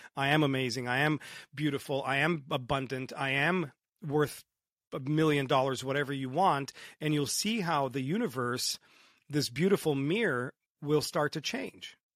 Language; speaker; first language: English; early bilingual, other home language; Romanian